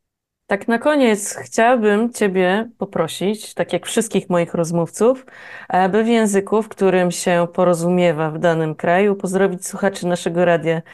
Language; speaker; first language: Polish; native; Polish